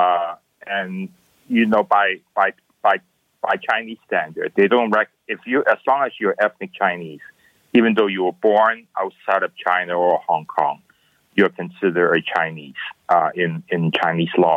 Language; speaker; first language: English; non-native, local second language; Cantonese